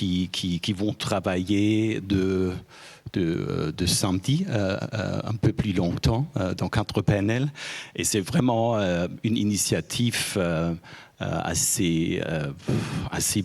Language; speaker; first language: French; non-native, fluent; German